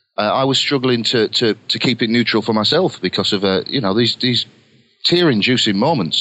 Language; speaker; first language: English; native; English